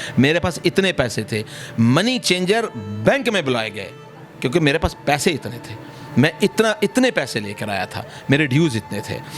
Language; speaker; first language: Urdu; non-native, local second language; Punjabi